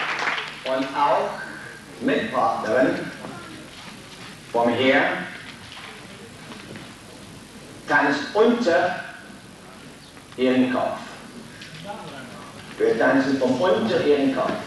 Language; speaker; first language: German; non-native, learner; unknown